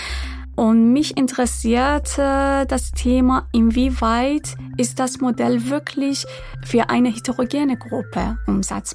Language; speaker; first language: German; non-native, fluent; Persian